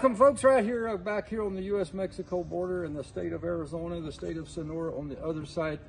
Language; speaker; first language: English; native; English